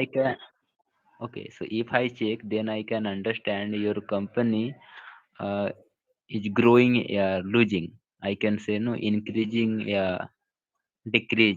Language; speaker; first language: English; non-native, local second language; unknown